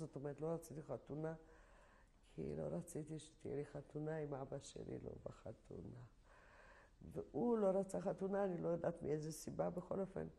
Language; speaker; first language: Hebrew; non-native, fluent; Polish